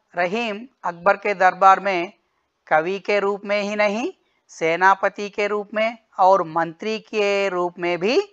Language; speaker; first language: Hindi; non-native, local second language; Telugu